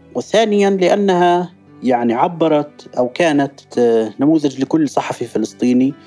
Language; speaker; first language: Arabic; native; Arabic